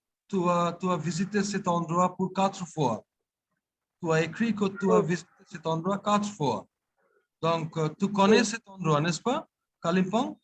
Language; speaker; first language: French; non-native, fluent; Bangla